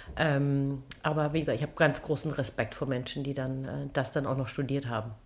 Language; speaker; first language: German; early bilingual, other home language; Turkish